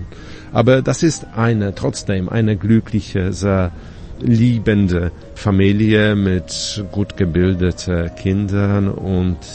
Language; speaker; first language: German; non-native, fluent; Polish